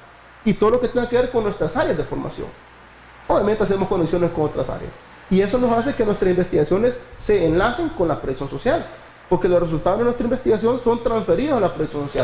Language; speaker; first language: Spanish; native; Spanish